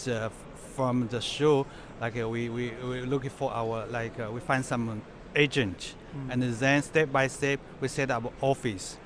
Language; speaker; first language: English; non-native, fluent; Chinese